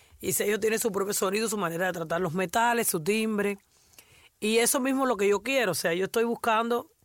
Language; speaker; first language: Spanish; native; Spanish